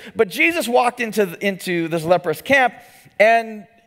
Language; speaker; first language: English; native; English